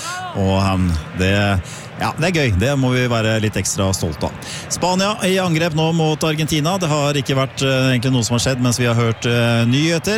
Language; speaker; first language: Norwegian; native; Norwegian